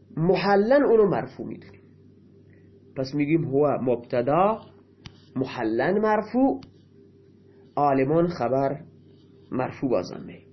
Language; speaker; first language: Persian; non-native, local second language; Baluchi